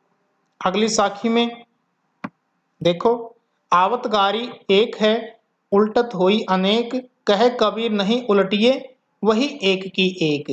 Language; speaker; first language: Hindi; native; Hindi